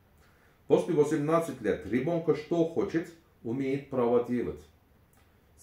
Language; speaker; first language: Russian; non-native, learner; Turkish